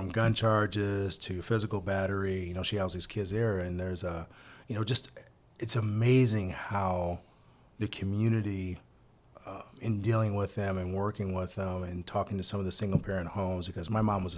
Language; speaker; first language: English; native; English